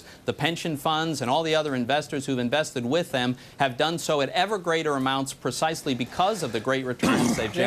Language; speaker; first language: English; native; English